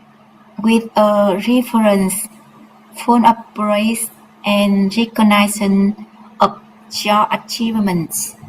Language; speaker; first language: English; non-native, learner; Vietnamese